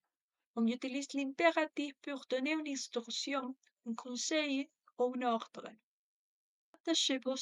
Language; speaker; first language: French; non-native, learner; Spanish